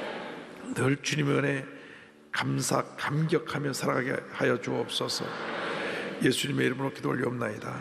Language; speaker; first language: Korean; native; Korean